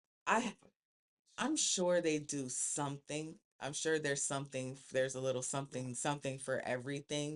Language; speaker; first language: English; native; English